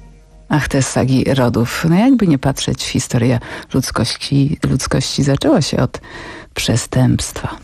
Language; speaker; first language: Polish; native; Polish